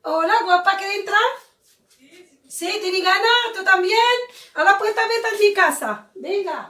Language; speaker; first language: Spanish; non-native, learner; Arabic